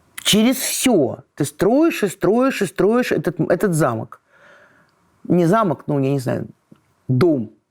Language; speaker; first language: Russian; native; Russian